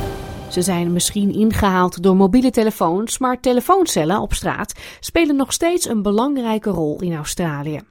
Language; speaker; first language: Dutch; native; Dutch